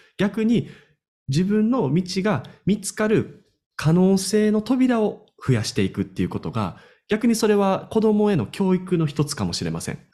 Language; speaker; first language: Japanese; native; Japanese